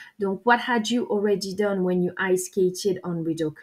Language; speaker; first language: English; non-native, fluent; French